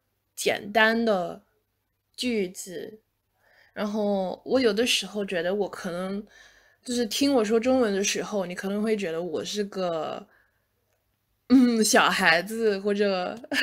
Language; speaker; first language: Chinese; non-native, fluent; English